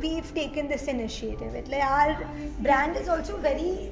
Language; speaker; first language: English; non-native, local second language; Gujarati